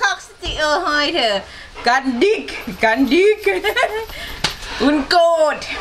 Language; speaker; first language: German; non-native, learner; Thai